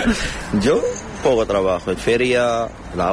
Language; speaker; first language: Spanish; non-native, learner; Arabic